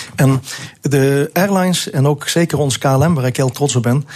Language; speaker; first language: Dutch; native; Dutch